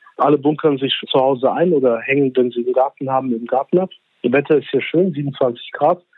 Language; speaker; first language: German; early bilingual, other home language; Turkish